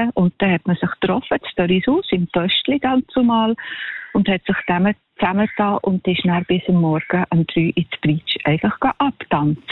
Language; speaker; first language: German; native; German